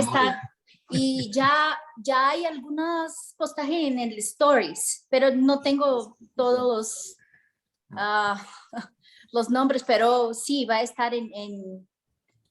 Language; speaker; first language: Spanish; non-native, fluent; Portuguese